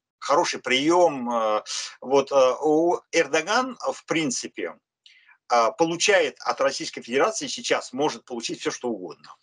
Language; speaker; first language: Russian; native; Russian